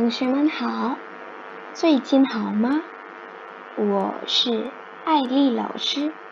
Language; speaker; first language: Chinese; non-native, fluent; Indonesian